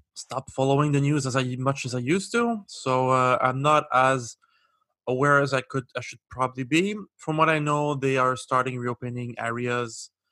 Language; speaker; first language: English; non-native, local second language; French